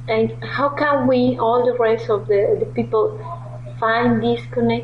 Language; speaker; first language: English; non-native, learner; Spanish